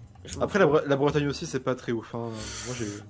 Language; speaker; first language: French; native; French